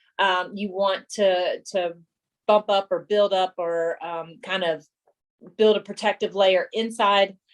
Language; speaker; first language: English; native; English